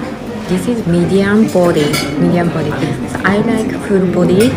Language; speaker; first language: English; non-native, learner; Japanese